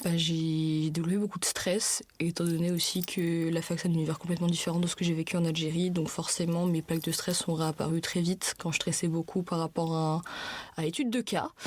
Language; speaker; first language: French; non-native, local second language; Arabic